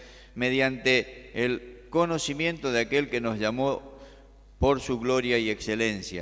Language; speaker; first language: Spanish; native; Spanish